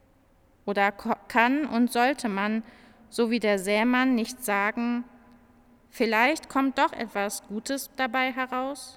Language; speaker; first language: German; native; German